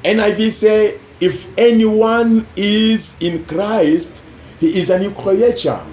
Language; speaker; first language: English; non-native, local second language; Swahili